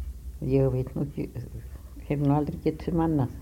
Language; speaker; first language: Icelandic; native; Icelandic